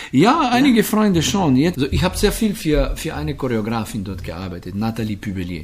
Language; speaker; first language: German; non-native, fluent; Slovenian